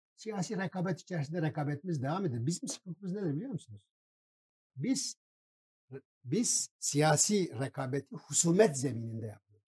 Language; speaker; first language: Turkish; non-native, local second language; Kurdish